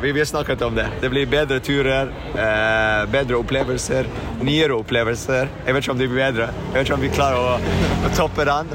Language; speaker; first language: Norwegian; non-native, fluent; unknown